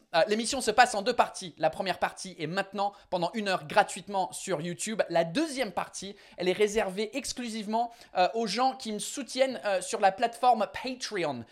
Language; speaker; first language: French; non-native, fluent; English